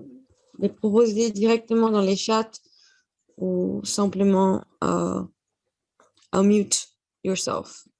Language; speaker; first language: French; non-native, fluent; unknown